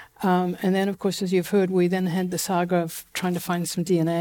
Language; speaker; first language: English; native; English